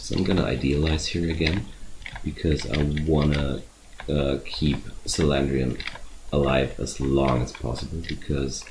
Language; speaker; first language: English; non-native, fluent; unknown